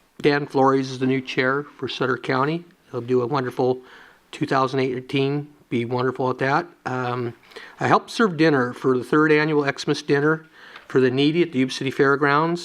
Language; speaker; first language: English; native; English